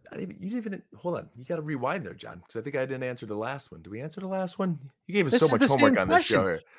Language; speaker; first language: English; native; English